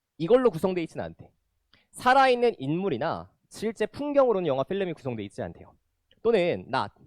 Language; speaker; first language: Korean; native; Korean